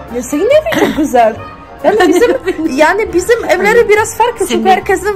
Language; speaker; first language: Turkish; non-native, learner; Polish